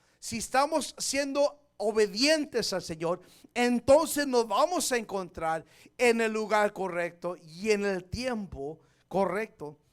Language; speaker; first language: Spanish; early bilingual, heritage; Spanish